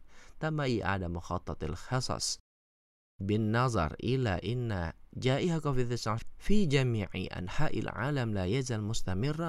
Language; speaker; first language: Arabic; non-native, fluent; Indonesian